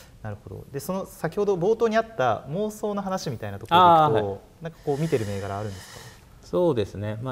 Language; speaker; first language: Japanese; native; Japanese